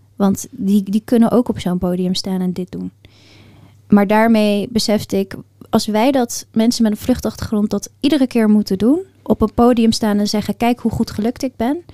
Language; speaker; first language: Dutch; early bilingual, other home language; Persian